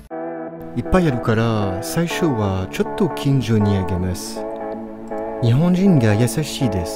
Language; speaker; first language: Japanese; non-native, learner; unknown